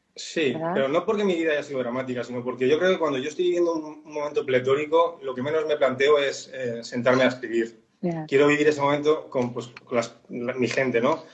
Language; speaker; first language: Spanish; native; Spanish